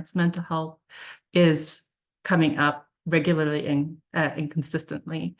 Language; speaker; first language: English; early bilingual, other home language; Korean